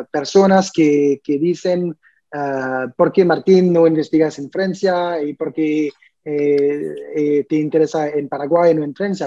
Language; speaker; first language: Spanish; non-native, learner; French